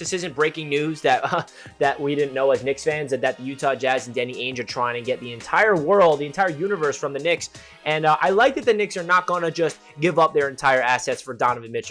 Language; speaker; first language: English; native; English